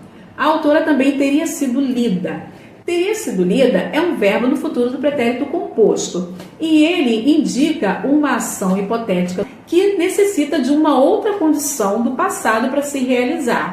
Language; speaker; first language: Portuguese; native; Portuguese